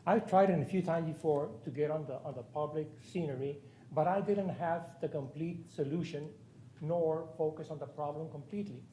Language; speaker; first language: English; non-native, fluent; Spanish